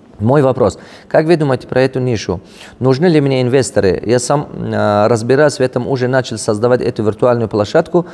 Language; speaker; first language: Russian; non-native, local second language; Tajik